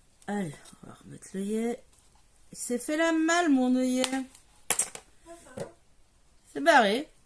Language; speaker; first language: French; native; French